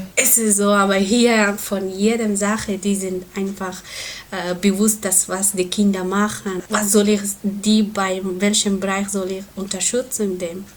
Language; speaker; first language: German; non-native, learner; Persian